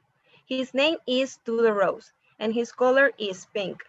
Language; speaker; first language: English; non-native, learner; Spanish